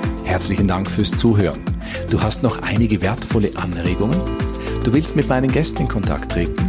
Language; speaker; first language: German; native; German